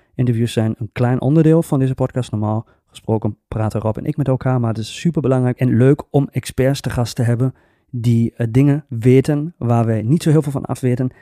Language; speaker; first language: Dutch; native; Dutch